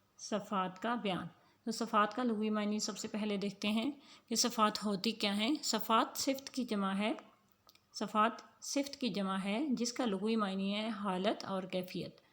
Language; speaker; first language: Urdu; native; Urdu